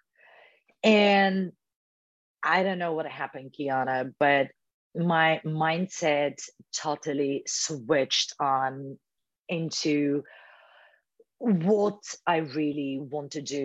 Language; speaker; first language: English; non-native, fluent; Bulgarian